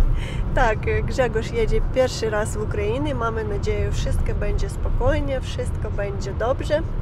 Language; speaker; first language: Polish; non-native, learner; Ukrainian